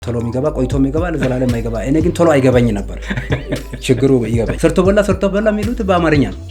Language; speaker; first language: Amharic; non-native, local second language; Wolaytta